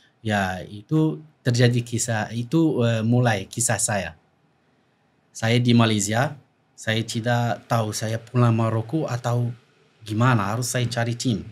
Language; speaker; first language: Indonesian; non-native, fluent; Arabic